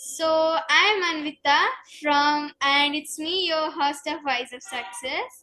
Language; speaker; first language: English; non-native, local second language; Kannada